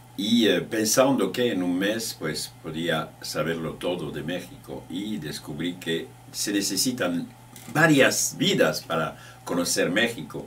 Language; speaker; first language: Spanish; non-native, fluent; French